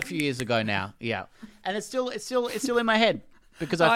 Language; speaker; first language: English; native; English